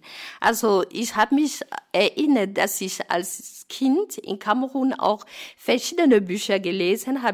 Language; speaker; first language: German; non-native, fluent; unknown